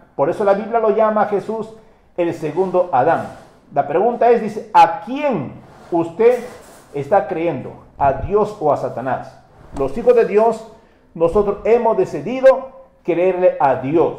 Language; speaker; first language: Spanish; native; Spanish